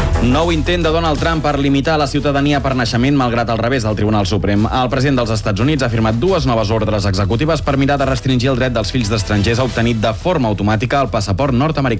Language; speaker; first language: Catalan; native; Catalan